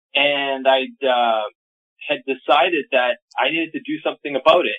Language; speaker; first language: English; native; English